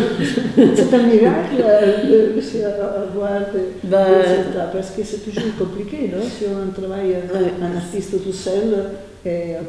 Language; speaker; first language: French; non-native, fluent; Italian